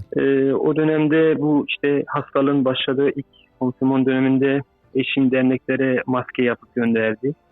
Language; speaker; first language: Turkish; native; Turkish